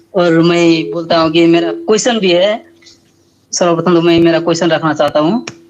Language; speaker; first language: Hindi; non-native, fluent; Nepali